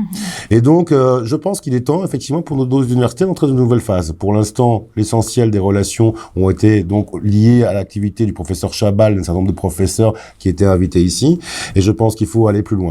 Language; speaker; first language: French; native; French